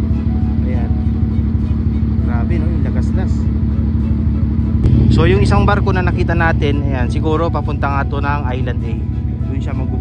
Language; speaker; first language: Filipino; native; Filipino